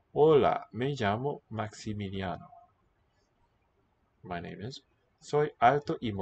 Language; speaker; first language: Spanish; non-native, learner; English